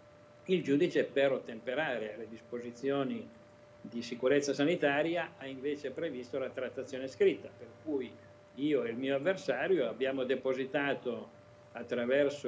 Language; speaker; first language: Italian; native; Italian